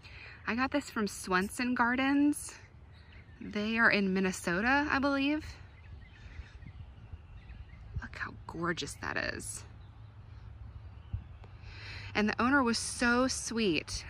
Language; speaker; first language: English; native; English